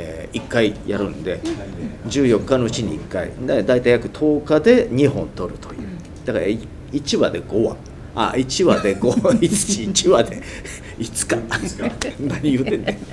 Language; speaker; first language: Japanese; native; Japanese